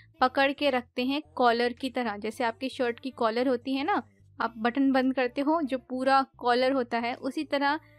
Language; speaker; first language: Hindi; native; Hindi